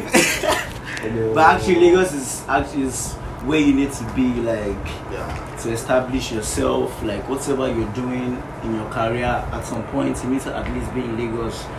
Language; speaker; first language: English; non-native, local second language; Yoruba